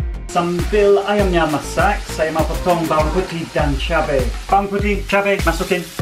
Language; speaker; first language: Indonesian; non-native, fluent; English